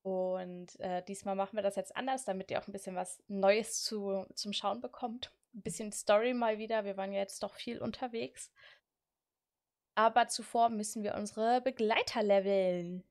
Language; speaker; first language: German; native; German